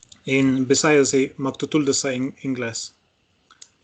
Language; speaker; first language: Filipino; non-native, learner; Russian